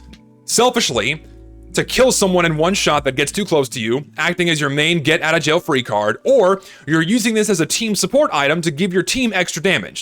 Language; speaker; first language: English; native; English